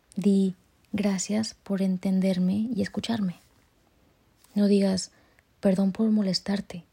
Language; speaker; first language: Spanish; early bilingual, heritage; Spanish